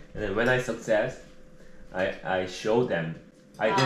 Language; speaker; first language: English; non-native, learner; Korean